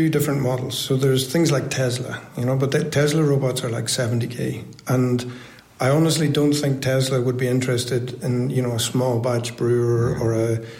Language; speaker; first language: English; native; English